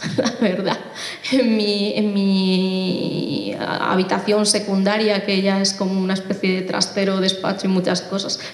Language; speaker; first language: Spanish; native; Spanish